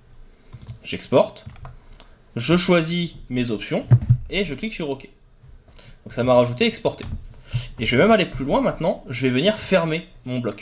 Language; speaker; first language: French; native; French